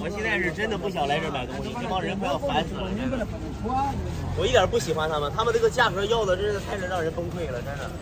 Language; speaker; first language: Chinese; native; Chinese